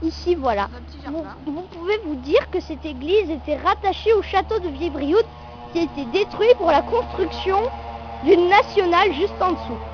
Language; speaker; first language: French; native; French